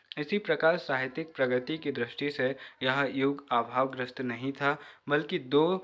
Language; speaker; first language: Hindi; native; Hindi